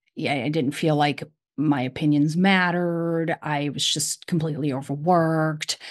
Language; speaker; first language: English; non-native, fluent; Portuguese